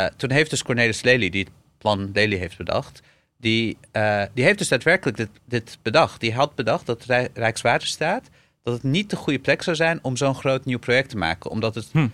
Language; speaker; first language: Dutch; early bilingual, other home language; Arabic